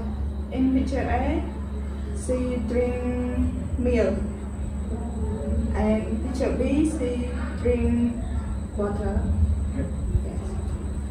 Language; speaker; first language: English; non-native, learner; Khmer